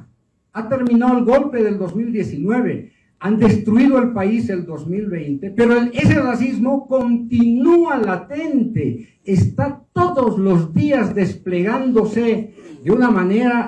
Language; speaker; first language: Spanish; native; Spanish